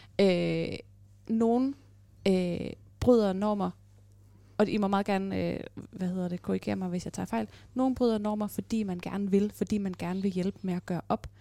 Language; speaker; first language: Danish; native; Danish